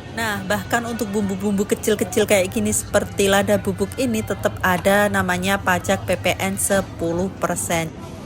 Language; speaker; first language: Indonesian; native; Indonesian